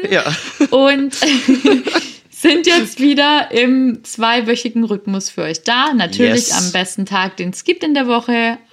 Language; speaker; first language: German; native; German